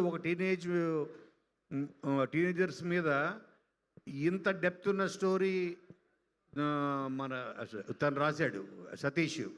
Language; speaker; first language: Telugu; native; Telugu